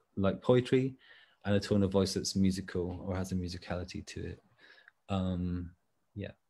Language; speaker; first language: English; native; English